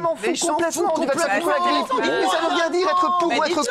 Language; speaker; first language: French; native; French